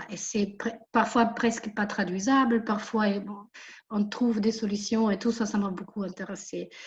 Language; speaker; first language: French; non-native, fluent; German